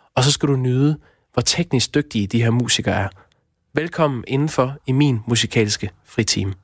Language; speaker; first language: Danish; native; Danish